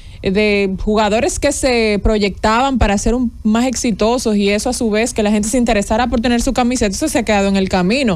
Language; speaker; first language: Spanish; native; Spanish